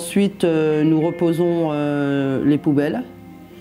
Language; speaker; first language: French; native; French